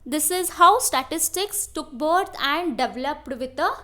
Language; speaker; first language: English; non-native, local second language; Kannada